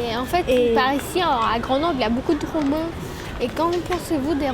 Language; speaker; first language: French; early bilingual, other home language; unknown